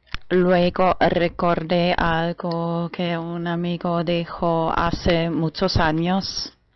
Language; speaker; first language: Spanish; non-native, fluent; German